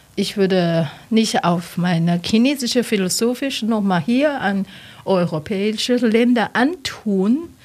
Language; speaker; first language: German; non-native, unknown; Chinese